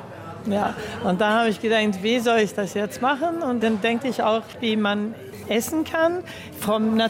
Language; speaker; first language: German; early bilingual, heritage; German